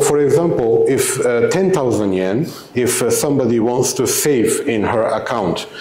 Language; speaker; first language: English; non-native, learner; Japanese